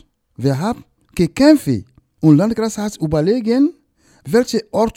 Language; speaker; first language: German; non-native, learner; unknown